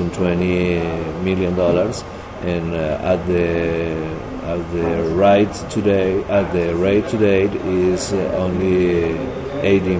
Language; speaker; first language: English; non-native, learner; Spanish